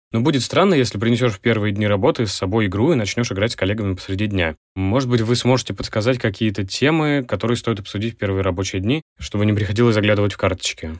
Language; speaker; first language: Russian; native; Russian